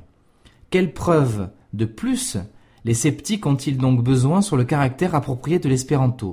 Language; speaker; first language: French; native; French